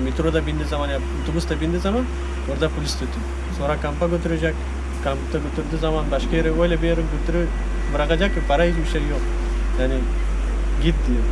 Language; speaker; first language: Turkish; non-native, learner; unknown